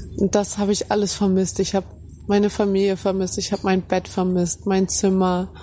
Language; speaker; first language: German; native; German